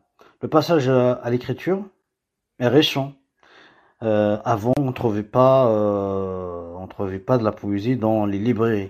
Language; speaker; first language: French; non-native, local second language; Kabyle